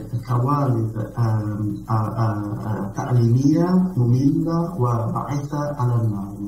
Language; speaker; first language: Arabic; non-native, learner; Italian